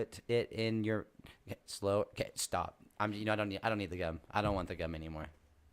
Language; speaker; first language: English; native; English